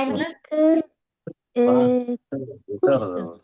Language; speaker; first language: Indonesian; non-native, learner; Turkish